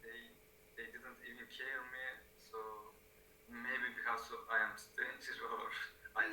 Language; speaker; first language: English; non-native, learner; Turkish